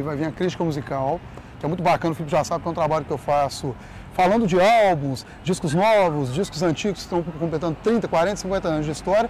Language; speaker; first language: Portuguese; native; Portuguese